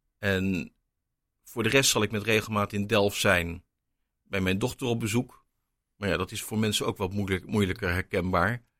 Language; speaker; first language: Dutch; native; Dutch